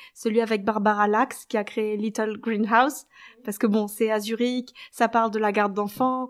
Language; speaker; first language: French; native; French